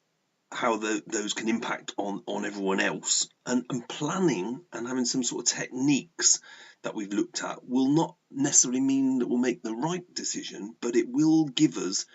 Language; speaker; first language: English; native; English